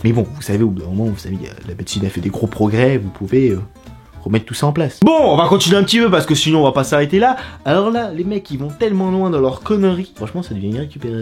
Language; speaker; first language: French; native; French